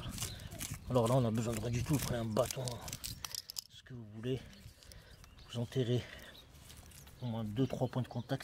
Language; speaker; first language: French; native; French